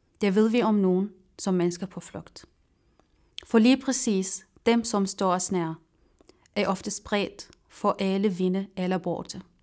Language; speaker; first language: Danish; non-native, fluent; Arabic